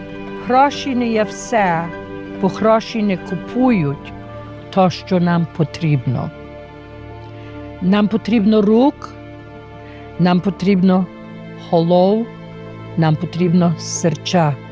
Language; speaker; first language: Ukrainian; early bilingual, heritage; Ukrainian